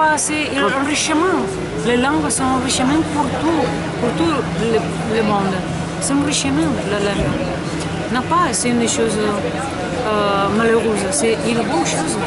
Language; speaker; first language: French; non-native, learner; Catalan